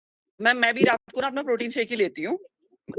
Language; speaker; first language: Hindi; native; Hindi